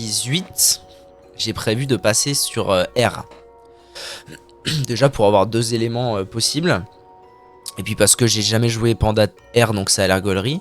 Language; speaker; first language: French; native; French